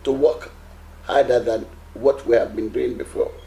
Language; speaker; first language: English; non-native, local second language; Yoruba